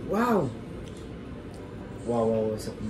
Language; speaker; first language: English; non-native, learner; Spanish